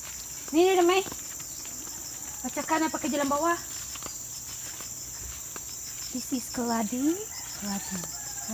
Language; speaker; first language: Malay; non-native, local second language; Iban